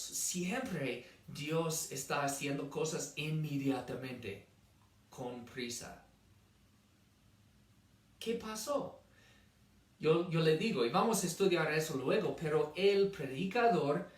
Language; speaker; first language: Spanish; non-native, fluent; English